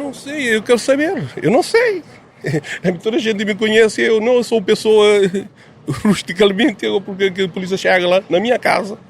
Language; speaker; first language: Portuguese; non-native, local second language; Kabuverdianu